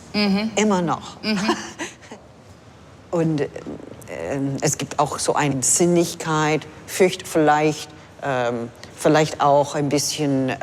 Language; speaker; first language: German; non-native, fluent; English